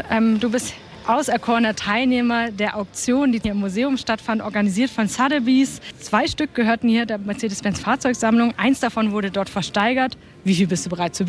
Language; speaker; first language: German; native; German